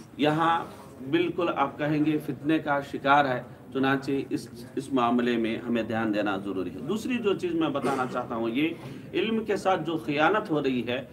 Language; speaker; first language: Urdu; native; Urdu